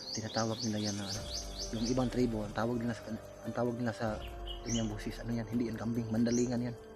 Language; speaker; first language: Filipino; non-native, local second language; Cebuano